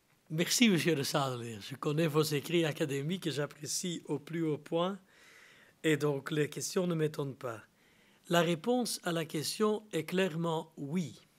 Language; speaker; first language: French; non-native, local second language; Dutch